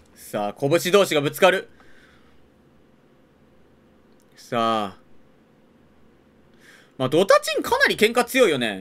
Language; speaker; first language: Japanese; native; Japanese